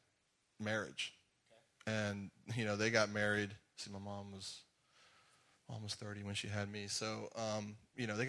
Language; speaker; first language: English; native; English